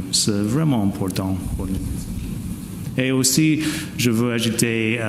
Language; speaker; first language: French; non-native, fluent; English